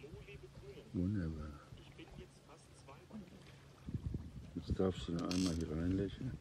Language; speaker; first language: German; native; German